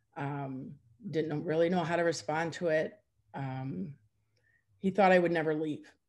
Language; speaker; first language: English; native; English